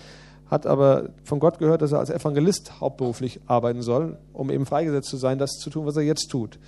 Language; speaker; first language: German; native; German